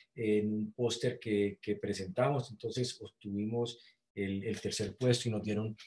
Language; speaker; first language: Spanish; native; Spanish